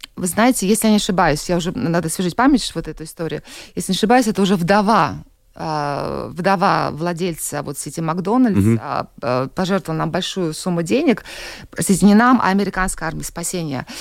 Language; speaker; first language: Russian; native; Russian